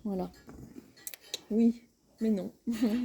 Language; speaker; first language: French; native; French